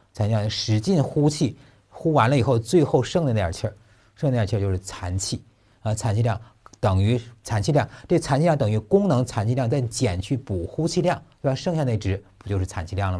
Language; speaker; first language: Chinese; native; Chinese